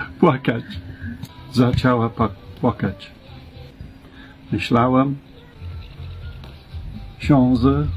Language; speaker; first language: Polish; non-native, learner; English